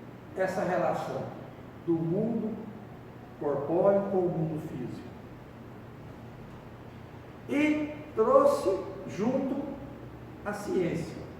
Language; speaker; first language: Portuguese; native; Portuguese